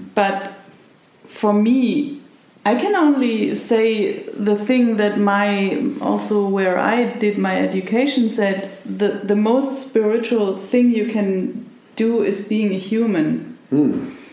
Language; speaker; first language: English; non-native, fluent; German